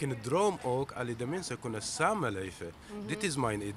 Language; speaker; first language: Dutch; non-native, learner; Arabic